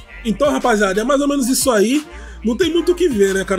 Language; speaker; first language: Portuguese; native; Portuguese